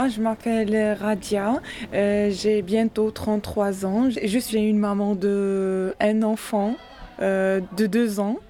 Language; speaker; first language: French; non-native, learner; Arabic